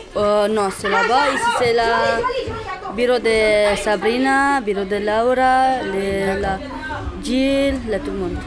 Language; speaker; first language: French; non-native, learner; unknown